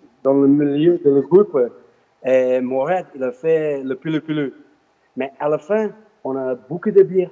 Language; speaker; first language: French; non-native, learner; English